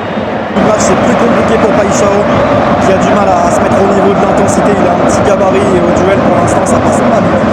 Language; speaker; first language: French; native; French